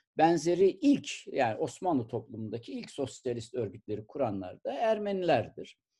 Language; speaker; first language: Turkish; native; Turkish